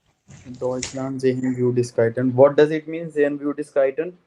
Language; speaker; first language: German; non-native, fluent; Hindi